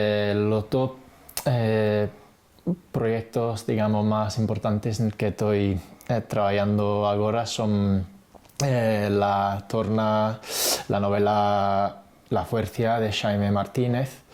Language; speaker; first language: Spanish; non-native, fluent; English